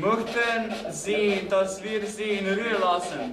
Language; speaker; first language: German; non-native, learner; Slovenian